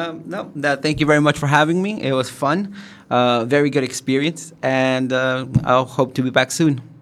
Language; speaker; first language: English; early bilingual, other home language; Spanish